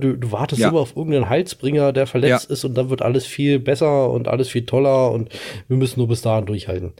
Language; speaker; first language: German; native; German